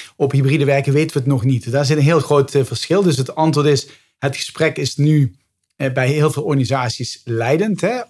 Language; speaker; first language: Dutch; native; Dutch